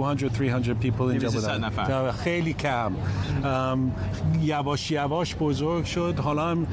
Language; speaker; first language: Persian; early bilingual, heritage; English